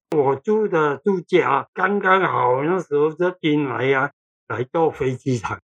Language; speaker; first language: Chinese; non-native, local second language; Cantonese